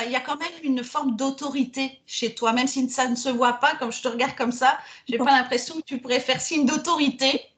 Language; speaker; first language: French; native; French